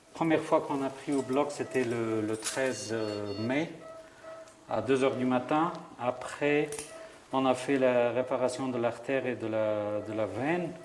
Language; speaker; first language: French; non-native, fluent; Persian